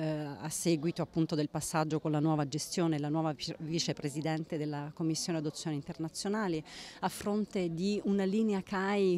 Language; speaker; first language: Italian; native; Italian